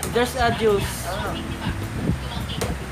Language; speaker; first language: English; non-native, local second language; Filipino